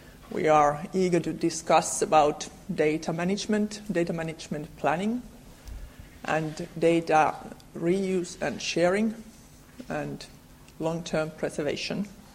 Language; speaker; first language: English; non-native, fluent; Finnish